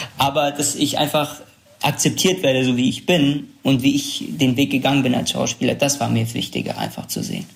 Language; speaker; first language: German; early bilingual, other home language; Kurdish